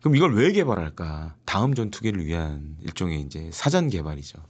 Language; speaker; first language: Korean; native; Korean